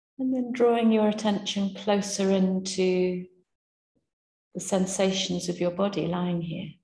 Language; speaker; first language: English; native; English